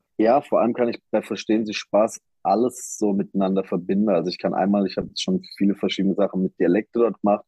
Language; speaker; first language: German; native; German